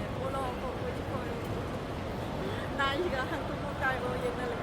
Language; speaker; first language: Korean; non-native, learner; Thai